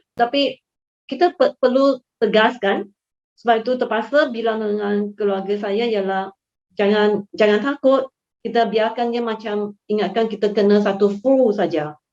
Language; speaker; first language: Malay; non-native, local second language; Chinese